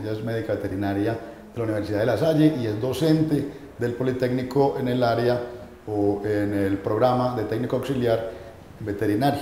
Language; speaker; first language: Spanish; native; Spanish